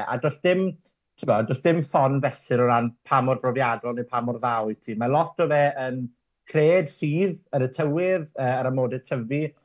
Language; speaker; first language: Welsh; native; Welsh